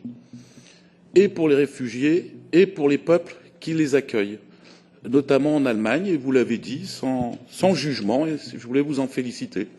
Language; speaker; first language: French; native; French